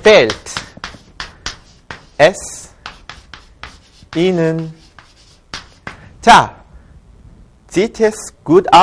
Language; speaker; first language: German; non-native, fluent; Korean